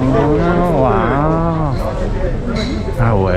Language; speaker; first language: Spanish; non-native, learner; Japanese